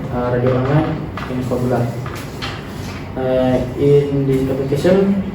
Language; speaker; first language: English; non-native, learner; Indonesian